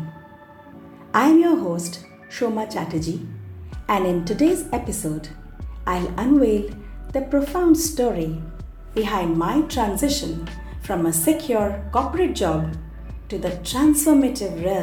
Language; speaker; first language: English; non-native, local second language; Bangla